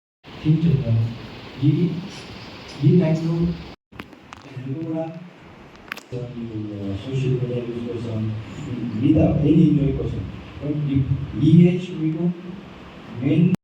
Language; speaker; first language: Telugu; non-native, learner; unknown